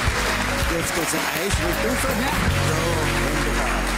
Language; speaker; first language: German; native; German